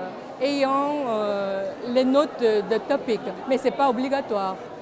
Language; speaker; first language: French; non-native, fluent; Korean